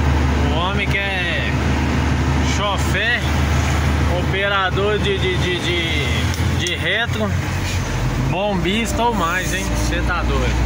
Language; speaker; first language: Portuguese; native; Portuguese